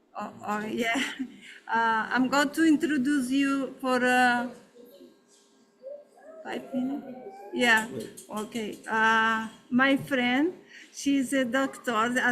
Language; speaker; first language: English; non-native, learner; Portuguese